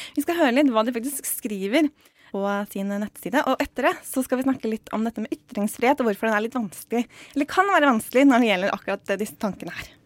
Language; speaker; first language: Norwegian; native; Norwegian